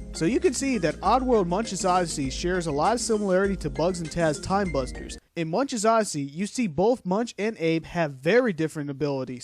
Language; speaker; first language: English; non-native, fluent; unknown